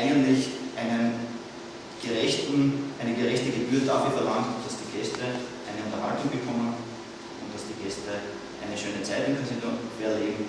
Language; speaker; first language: German; native; German